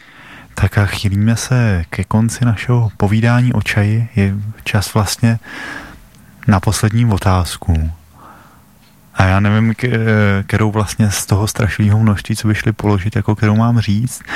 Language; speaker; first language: Czech; native; Czech